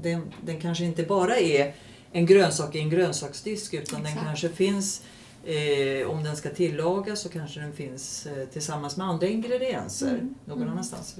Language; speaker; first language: Swedish; native; Swedish